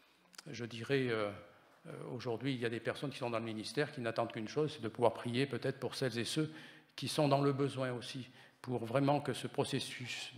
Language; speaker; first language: French; native; French